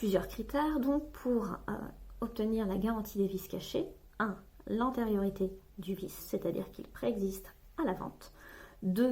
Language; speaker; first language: French; native; French